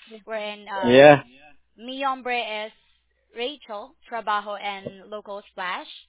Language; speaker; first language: Spanish; non-native, learner; English